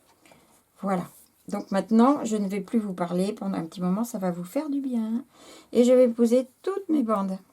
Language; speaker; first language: French; native; French